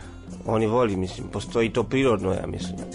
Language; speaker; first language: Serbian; non-native, learner; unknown